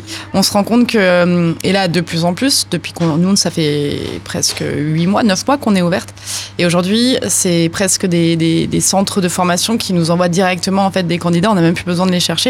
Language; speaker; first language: French; native; French